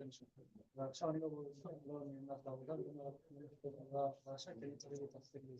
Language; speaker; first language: Hebrew; non-native, learner; Spanish